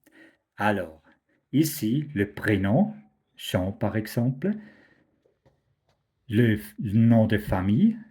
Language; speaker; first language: French; non-native, fluent; German